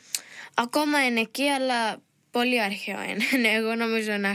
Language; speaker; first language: Greek; early bilingual, heritage; Greek